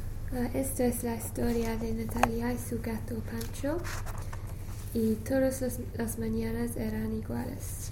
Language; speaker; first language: Spanish; non-native, learner; English